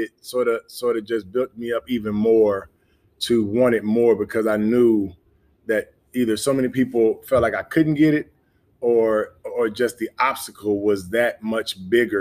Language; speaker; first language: English; native; English